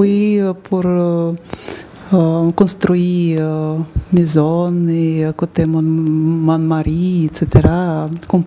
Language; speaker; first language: French; non-native, learner; Russian